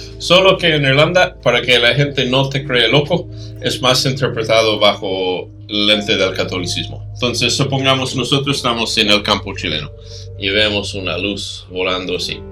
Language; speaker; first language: Spanish; non-native, fluent; English